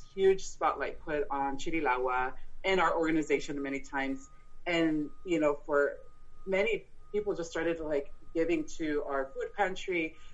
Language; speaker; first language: English; early bilingual, other home language; Spanish